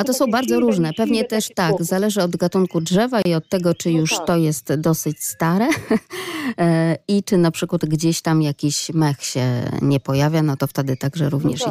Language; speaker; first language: Polish; native; Polish